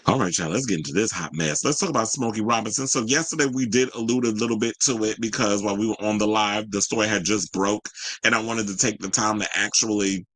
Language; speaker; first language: English; native; English